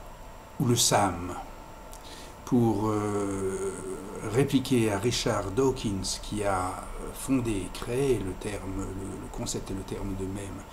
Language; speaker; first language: French; native; French